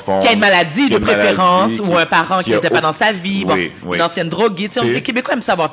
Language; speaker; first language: French; native; French